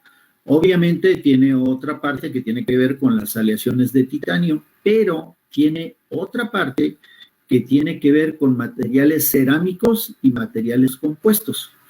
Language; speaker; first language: Spanish; native; Spanish